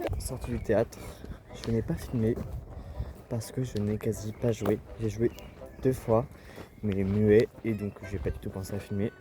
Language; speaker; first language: French; native; French